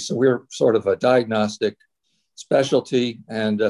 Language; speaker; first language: English; native; English